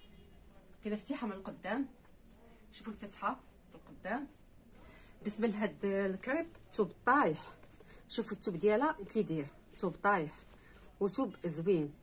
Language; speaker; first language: Arabic; native; Arabic